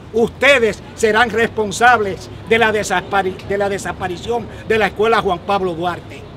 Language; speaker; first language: Spanish; native; Spanish